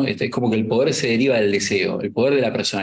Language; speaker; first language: Spanish; native; Spanish